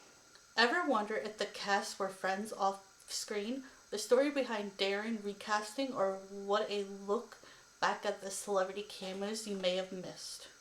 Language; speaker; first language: English; native; English